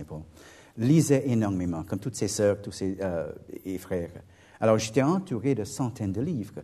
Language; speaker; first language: French; non-native, fluent; English